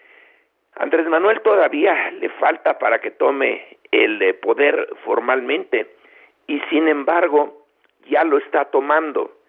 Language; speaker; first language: Spanish; native; Spanish